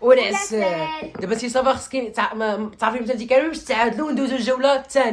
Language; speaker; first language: Arabic; native; Arabic